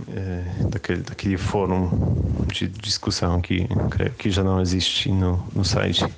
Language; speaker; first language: Portuguese; non-native, fluent; Polish